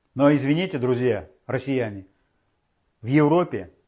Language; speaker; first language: Russian; non-native, local second language; Uzbek